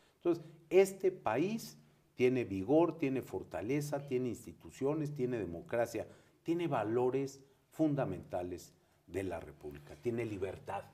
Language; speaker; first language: Spanish; native; Spanish